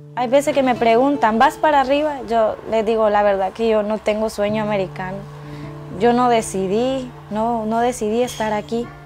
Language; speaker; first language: Spanish; native; Spanish